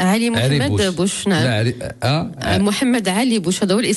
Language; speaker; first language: Arabic; native; Arabic